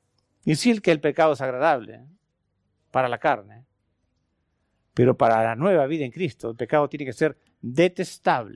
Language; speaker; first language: Spanish; native; Spanish